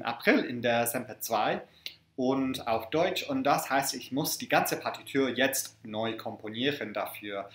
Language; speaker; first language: German; non-native, fluent; English